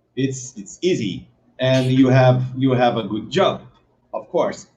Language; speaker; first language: English; non-native, learner; Portuguese